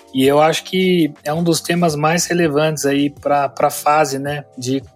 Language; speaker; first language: Portuguese; native; Portuguese